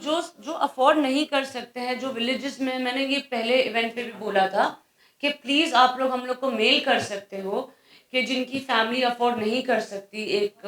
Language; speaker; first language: Hindi; native; Hindi